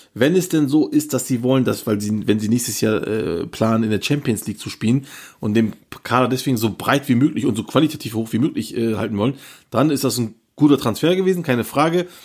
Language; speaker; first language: German; early bilingual, other home language; Turkish